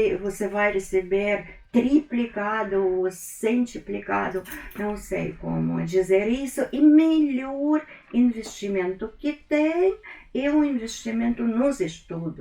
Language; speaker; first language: Portuguese; non-native, fluent; Russian